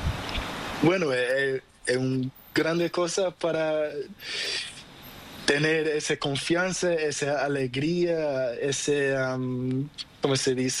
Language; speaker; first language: Spanish; non-native, learner; Portuguese